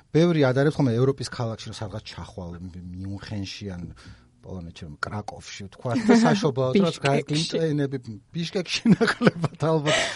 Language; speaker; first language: Georgian; native; Georgian